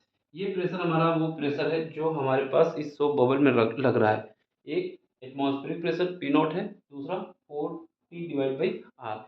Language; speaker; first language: Hindi; native; Hindi